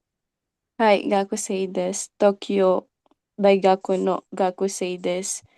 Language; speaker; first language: Japanese; non-native, learner; Filipino